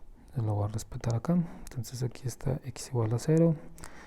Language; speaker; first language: Spanish; native; Spanish